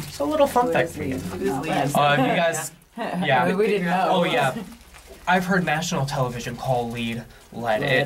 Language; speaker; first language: English; native; English